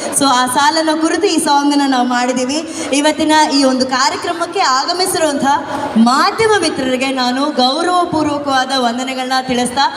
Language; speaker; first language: Kannada; non-native, local second language; Tulu